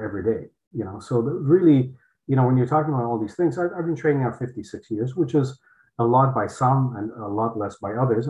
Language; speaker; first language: English; non-native, fluent; Polish